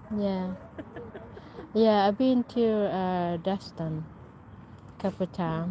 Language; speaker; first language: English; non-native, learner; Thai